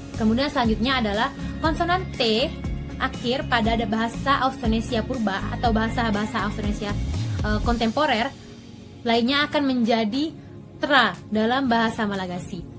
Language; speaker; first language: Indonesian; native; Indonesian